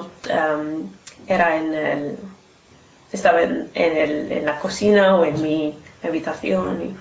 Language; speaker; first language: Spanish; non-native, learner; English